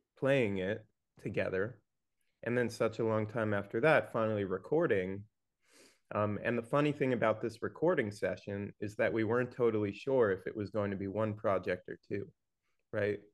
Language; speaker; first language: English; native; English